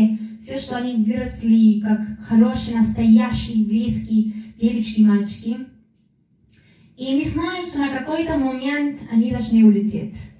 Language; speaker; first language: Russian; non-native, learner; Spanish